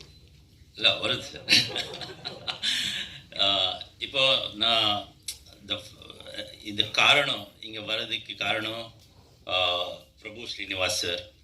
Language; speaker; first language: Tamil; non-native, learner; Kannada